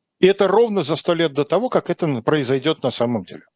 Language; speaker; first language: Russian; native; Russian